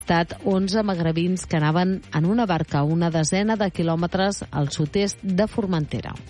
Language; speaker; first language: Catalan; native; Catalan